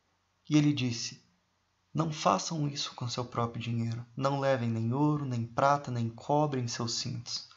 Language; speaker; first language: Portuguese; native; Portuguese